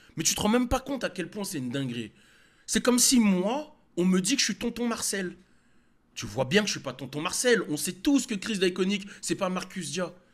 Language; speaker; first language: French; native; French